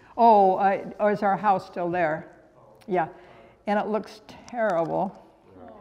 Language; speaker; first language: English; native; English